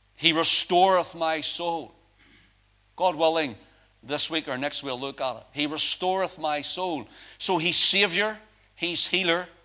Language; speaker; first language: English; native; English